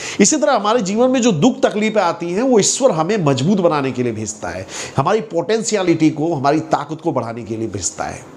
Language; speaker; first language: Hindi; native; Hindi